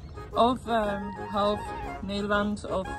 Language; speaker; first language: Dutch; early bilingual, heritage; English